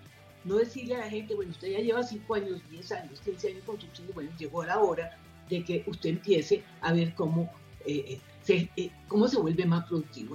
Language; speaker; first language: Spanish; native; Spanish